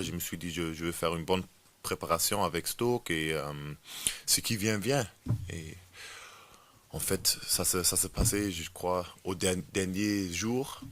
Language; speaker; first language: French; non-native, fluent; German